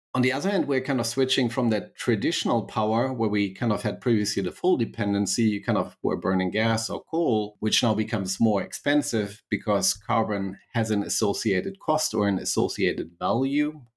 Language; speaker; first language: English; non-native, fluent; German